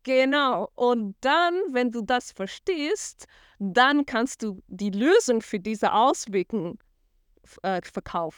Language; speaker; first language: German; non-native, fluent; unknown